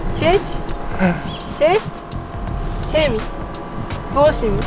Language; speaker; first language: Russian; non-native, learner; Japanese